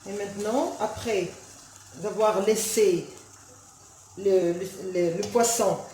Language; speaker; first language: French; non-native, local second language; Arabic